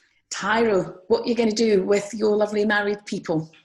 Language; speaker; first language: English; native; English